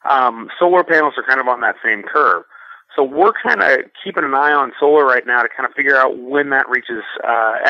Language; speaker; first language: English; native; English